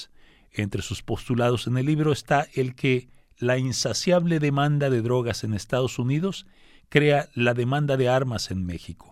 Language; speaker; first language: Spanish; native; Spanish